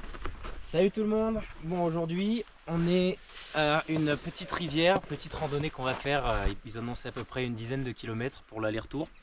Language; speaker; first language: French; native; French